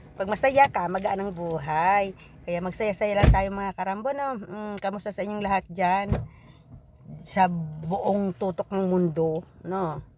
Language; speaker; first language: Filipino; non-native, local second language; Hiligaynon